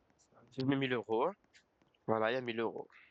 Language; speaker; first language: French; native; French